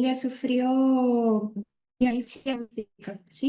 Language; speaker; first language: Spanish; non-native, learner; Portuguese